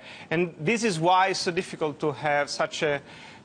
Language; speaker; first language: English; non-native, fluent; Italian